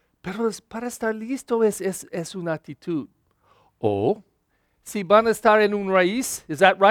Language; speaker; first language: Spanish; non-native, learner; English